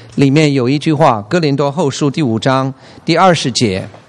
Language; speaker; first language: Chinese; non-native, fluent; English